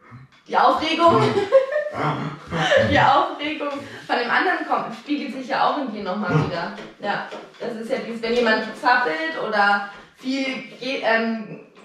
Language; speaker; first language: German; native; German